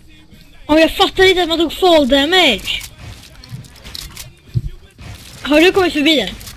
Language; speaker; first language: Swedish; native; Swedish